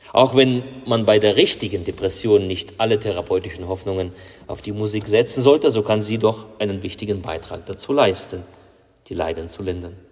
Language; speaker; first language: German; non-native, fluent; Russian